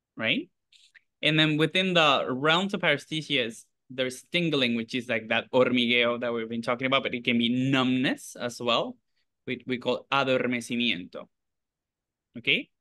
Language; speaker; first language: English; non-native, fluent; Spanish